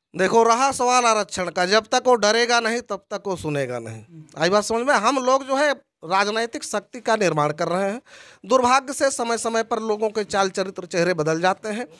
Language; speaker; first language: Hindi; native; Hindi